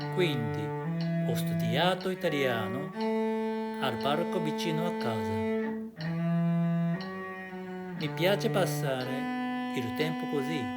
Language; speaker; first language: Italian; non-native, learner; Japanese